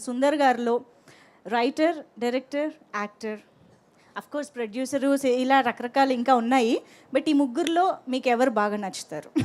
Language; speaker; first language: Telugu; native; Telugu